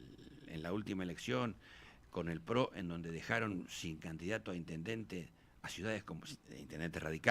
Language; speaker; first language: Spanish; native; Spanish